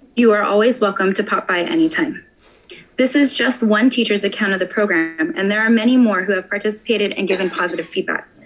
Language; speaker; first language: English; native; English